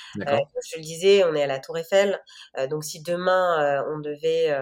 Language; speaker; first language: French; native; French